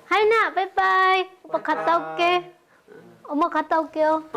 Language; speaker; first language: Korean; non-native, local second language; Lao